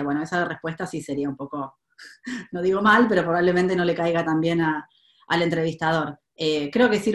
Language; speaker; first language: Spanish; native; Spanish